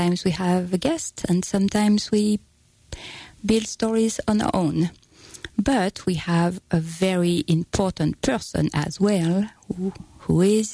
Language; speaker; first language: English; non-native, fluent; French